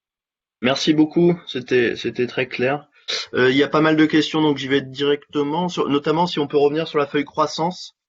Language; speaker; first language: French; native; French